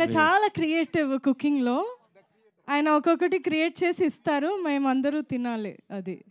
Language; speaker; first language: Telugu; non-native, fluent; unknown